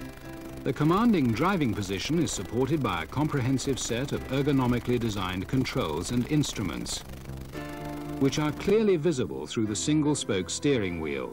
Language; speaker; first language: English; native; English